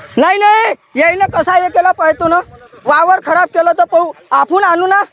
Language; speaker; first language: Marathi; native; Marathi